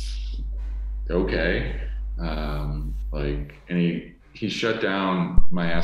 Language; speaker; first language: English; native; English